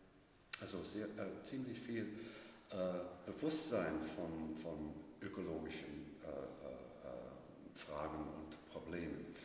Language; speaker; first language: German; non-native, fluent; English